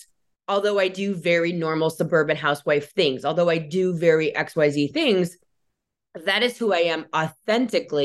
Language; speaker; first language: English; native; English